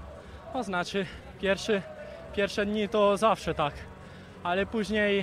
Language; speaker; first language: Polish; early bilingual, heritage; Polish